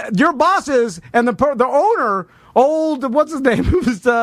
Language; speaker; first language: English; native; English